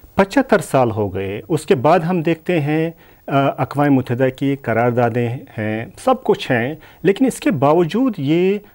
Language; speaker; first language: Urdu; non-native, local second language; Kashmiri